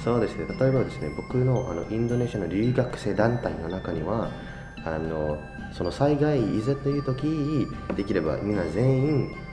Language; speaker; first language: Japanese; non-native, fluent; Indonesian